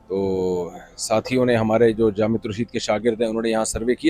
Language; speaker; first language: Urdu; native; Urdu